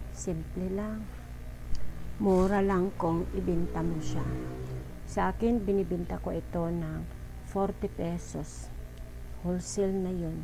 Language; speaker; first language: Filipino; non-native, local second language; Cebuano